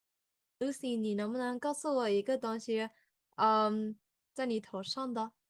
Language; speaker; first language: Chinese; early bilingual, heritage; English